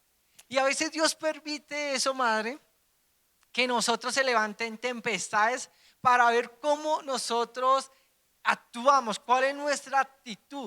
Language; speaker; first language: Spanish; native; Spanish